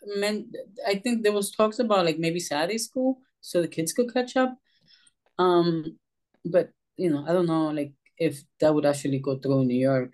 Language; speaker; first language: English; early bilingual, other home language; Spanish